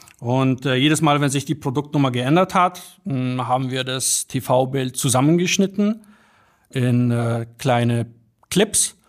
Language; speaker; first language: German; early bilingual, other home language; Polish